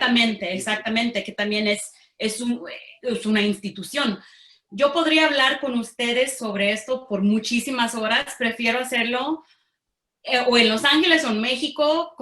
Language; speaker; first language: Spanish; early bilingual, heritage; Spanish